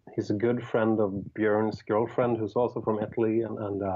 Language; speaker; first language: English; non-native, fluent; Swedish